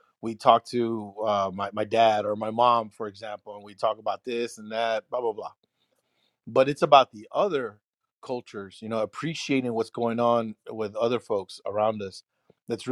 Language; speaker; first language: English; early bilingual, other home language; Spanish